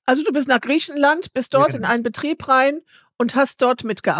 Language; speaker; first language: German; native; German